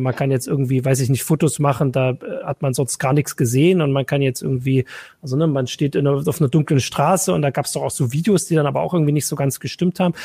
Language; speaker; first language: German; native; German